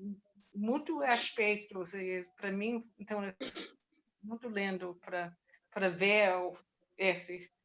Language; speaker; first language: Portuguese; non-native, learner; English